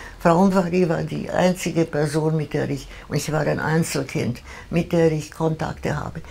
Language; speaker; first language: German; non-native, fluent; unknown